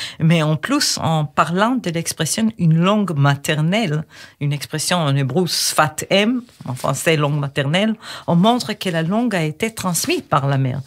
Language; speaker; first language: French; non-native, fluent; Hebrew